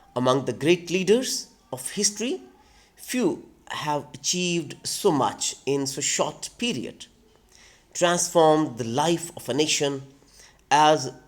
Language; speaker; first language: English; non-native, local second language; Urdu